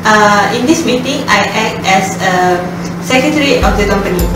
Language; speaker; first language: English; non-native, local second language; Malay